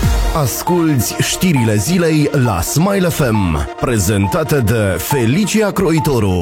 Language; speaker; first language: Romanian; native; Romanian